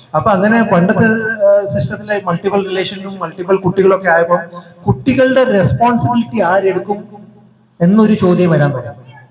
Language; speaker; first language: Malayalam; early bilingual, heritage; Malayalam